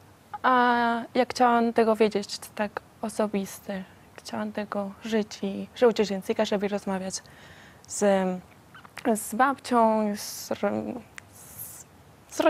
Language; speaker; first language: Polish; non-native, learner; Spanish